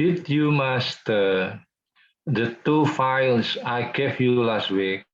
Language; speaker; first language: English; non-native, fluent; Indonesian